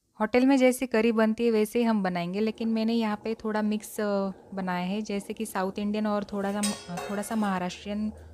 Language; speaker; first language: Hindi; non-native, local second language; Marathi